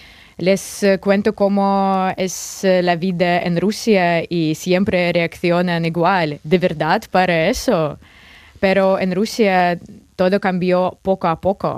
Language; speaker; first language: Spanish; non-native, fluent; Russian